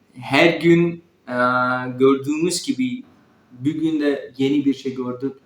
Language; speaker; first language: Turkish; non-native, learner; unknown